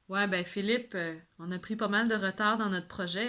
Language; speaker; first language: French; native; French